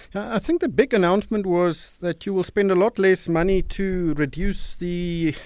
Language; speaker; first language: English; non-native, local second language; Afrikaans